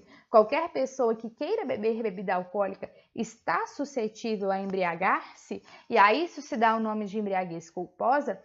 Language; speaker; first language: Portuguese; native; Portuguese